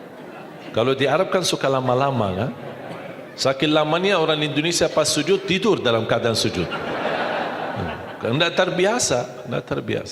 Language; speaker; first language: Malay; non-native, fluent; Arabic